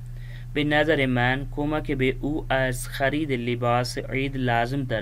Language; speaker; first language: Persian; non-native, fluent; Urdu